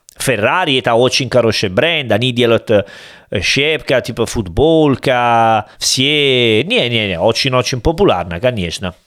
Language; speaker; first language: Russian; non-native, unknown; Italian